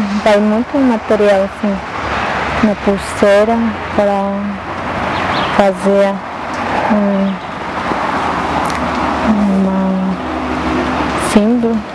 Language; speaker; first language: Portuguese; non-native, local second language; Guarani